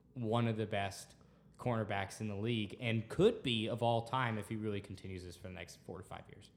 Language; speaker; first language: English; native; English